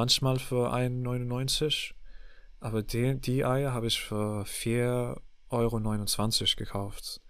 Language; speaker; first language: German; non-native, learner; English